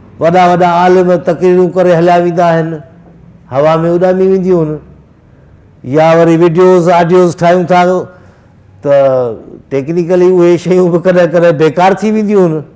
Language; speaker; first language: Sindhi; native; Sindhi